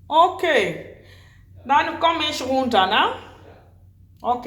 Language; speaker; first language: German; non-native, learner; Lingala